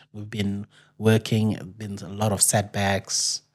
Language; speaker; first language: English; non-native, local second language; Xhosa